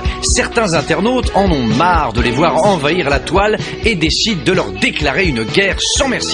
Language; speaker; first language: French; native; French